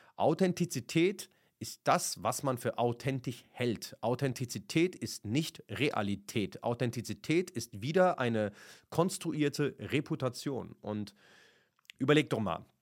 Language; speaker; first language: German; early bilingual, other home language; Kurdish